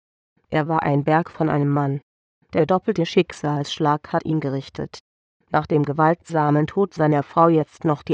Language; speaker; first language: German; native; German